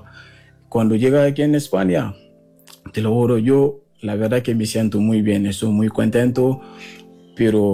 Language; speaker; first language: Spanish; non-native, fluent; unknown